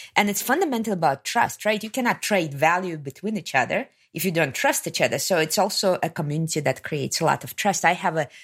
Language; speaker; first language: English; non-native, fluent; Kazakh